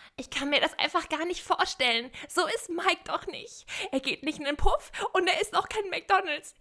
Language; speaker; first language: German; native; German